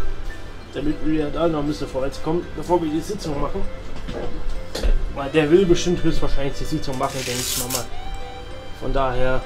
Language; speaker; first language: German; native; German